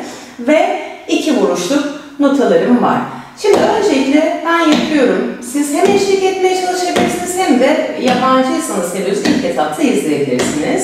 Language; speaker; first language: Turkish; native; Turkish